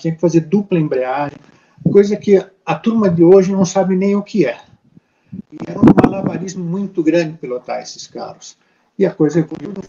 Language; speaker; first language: Portuguese; native; Portuguese